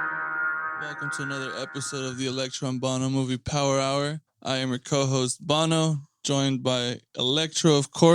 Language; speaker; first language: English; native; English